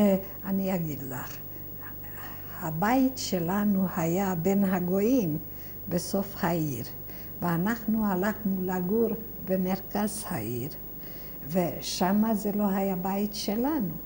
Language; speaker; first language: Hebrew; non-native, fluent; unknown